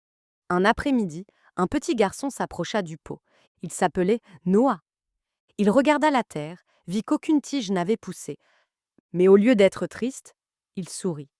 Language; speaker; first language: French; native; French